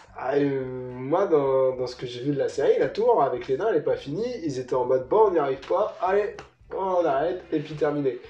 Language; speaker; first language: French; native; French